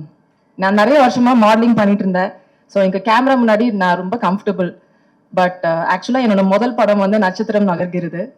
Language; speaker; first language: Tamil; non-native, local second language; Malayalam